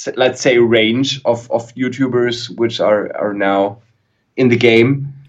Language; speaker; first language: English; non-native, fluent; German